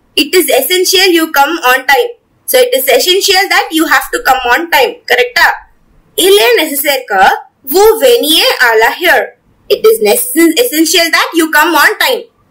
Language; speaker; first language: English; non-native, local second language; Tamil